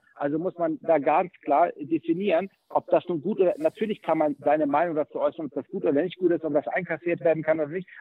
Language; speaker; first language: German; native; German